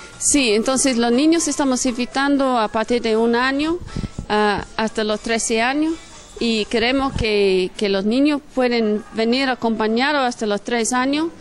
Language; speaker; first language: Spanish; non-native, fluent; English